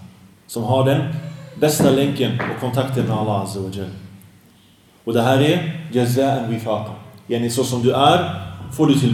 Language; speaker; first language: Swedish; early bilingual, other home language; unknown